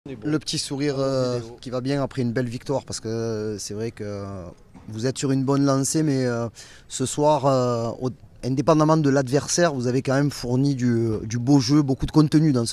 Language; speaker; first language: French; native; French